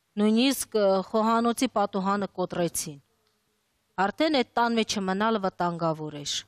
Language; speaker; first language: Armenian; early bilingual, other home language; Russian